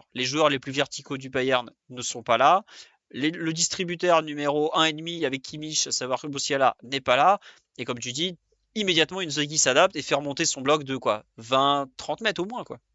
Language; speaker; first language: French; native; French